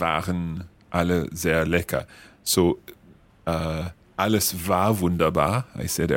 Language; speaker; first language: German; non-native, learner; English